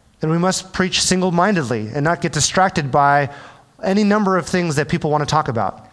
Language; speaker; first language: English; early bilingual, other home language; Chinese